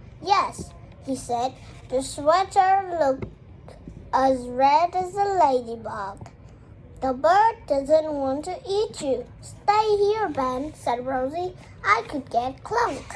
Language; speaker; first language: English; non-native, learner; Vietnamese